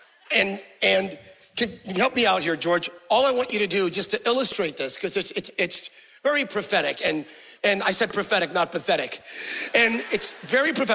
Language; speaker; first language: English; early bilingual, other home language; Spanish